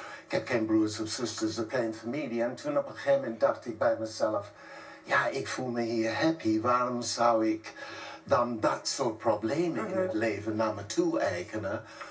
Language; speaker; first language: Dutch; non-native, fluent; English